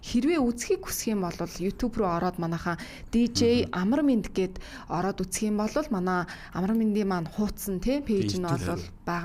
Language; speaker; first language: Mongolian; native; Mongolian